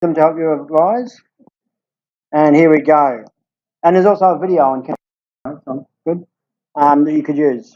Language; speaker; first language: English; native; English